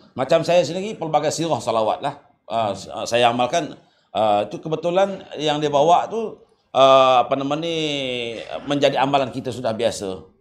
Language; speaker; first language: Malay; native; Malay